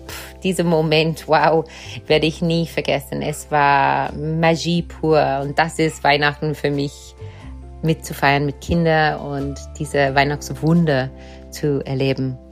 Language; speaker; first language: German; non-native, fluent; English